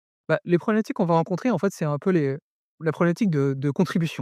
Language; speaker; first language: French; native; French